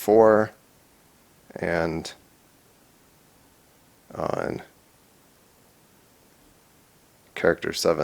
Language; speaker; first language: English; native; English